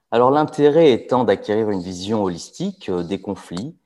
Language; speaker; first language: French; early bilingual, other home language; Arabic